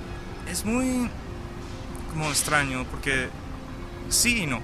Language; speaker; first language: Spanish; early bilingual, heritage; English